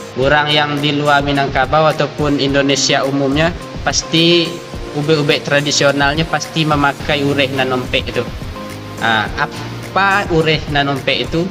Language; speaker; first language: Malay; non-native, local second language; Minangkabau